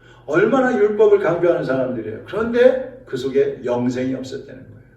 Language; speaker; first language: Korean; native; Korean